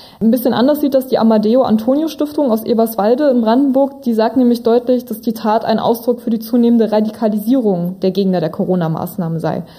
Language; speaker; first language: German; native; German